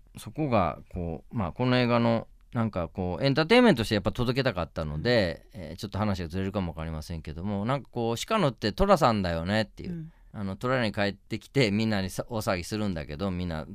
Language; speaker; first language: Japanese; native; Japanese